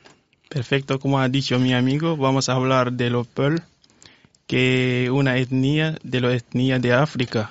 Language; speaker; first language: Spanish; non-native, fluent; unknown